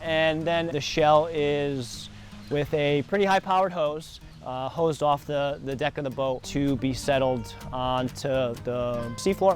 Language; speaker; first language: English; native; English